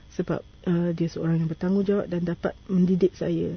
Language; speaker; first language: Malay; non-native, local second language; Chinese